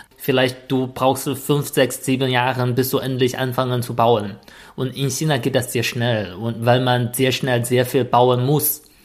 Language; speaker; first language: German; non-native, fluent; Chinese